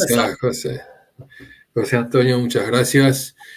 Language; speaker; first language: Spanish; non-native, fluent; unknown